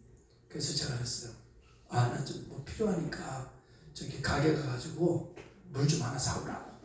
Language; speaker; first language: Korean; native; Korean